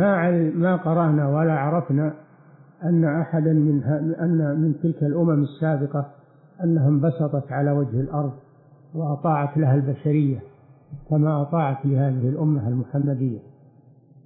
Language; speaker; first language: Arabic; native; Arabic